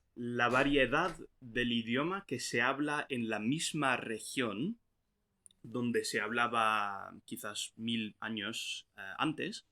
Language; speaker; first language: Spanish; non-native, fluent; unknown